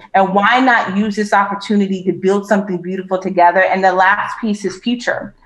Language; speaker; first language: English; native; English